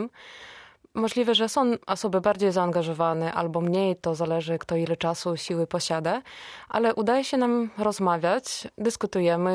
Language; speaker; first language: Polish; non-native, fluent; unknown